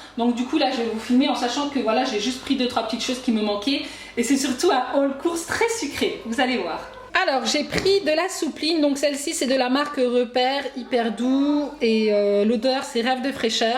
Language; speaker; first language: French; native; French